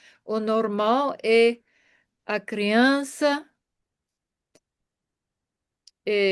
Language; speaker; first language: Portuguese; non-native, fluent; German